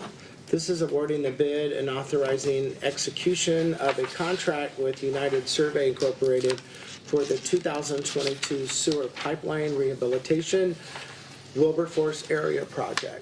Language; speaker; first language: English; native; English